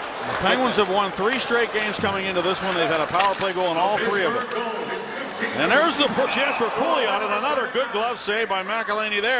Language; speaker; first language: English; native; English